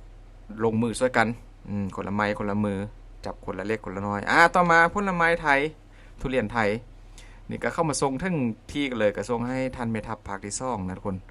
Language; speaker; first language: Thai; non-native, local second language; Northeastern Thai